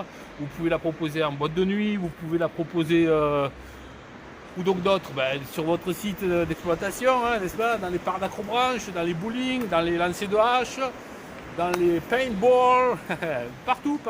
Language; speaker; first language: French; native; French